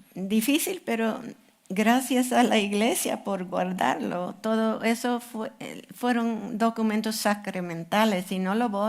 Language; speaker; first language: Spanish; non-native, fluent; English